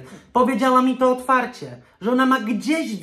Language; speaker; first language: Polish; native; Polish